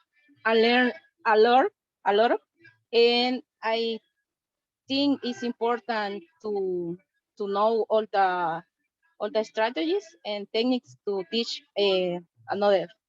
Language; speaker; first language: English; non-native, learner; Spanish